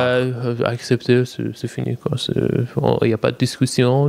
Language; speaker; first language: French; non-native, fluent; Persian